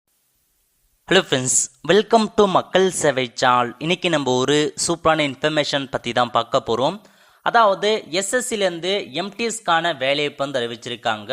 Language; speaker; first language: Tamil; native; Tamil